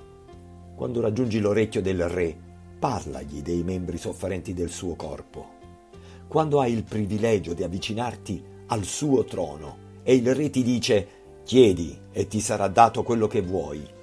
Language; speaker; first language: Italian; native; Italian